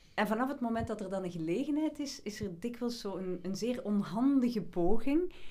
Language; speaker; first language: Dutch; native; Dutch